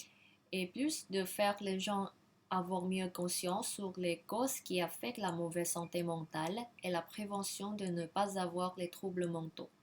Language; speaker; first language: French; non-native, learner; Thai